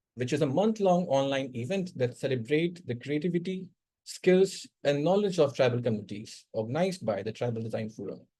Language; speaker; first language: English; non-native, local second language; Hindi